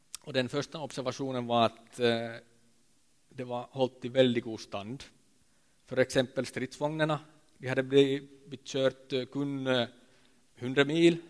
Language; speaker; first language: Swedish; non-native, local second language; Finnish